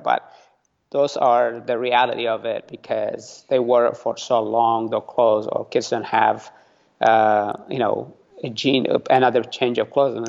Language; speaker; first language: English; early bilingual, other home language; Tigrinya